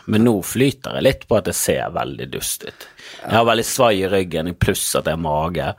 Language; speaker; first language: Norwegian; native; Norwegian